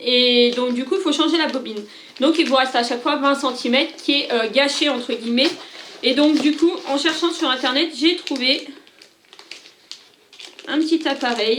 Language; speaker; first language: French; native; French